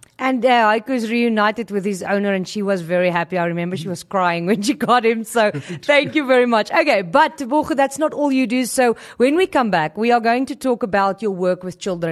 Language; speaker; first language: English; non-native, local second language; Afrikaans